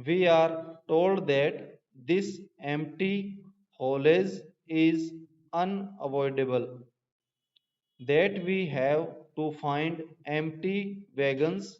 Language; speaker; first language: English; non-native, local second language; Hindi